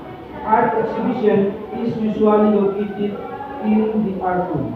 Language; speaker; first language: English; non-native, learner; Indonesian